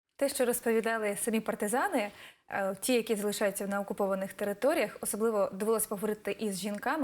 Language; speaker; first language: Ukrainian; native; Ukrainian